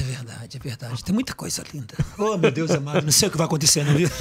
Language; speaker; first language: Portuguese; native; Portuguese